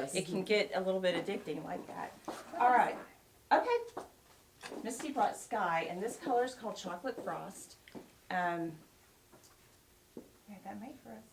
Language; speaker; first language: English; native; English